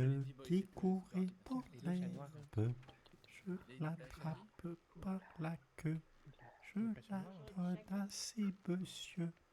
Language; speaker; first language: French; native; French